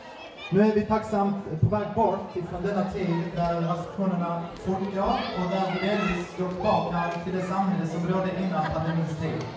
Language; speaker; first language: Swedish; early bilingual, other home language; Assyrian Neo-Aramaic